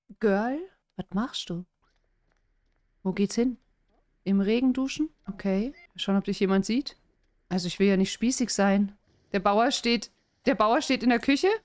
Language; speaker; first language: German; native; German